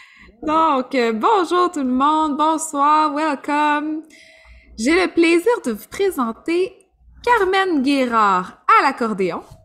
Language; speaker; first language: French; native; French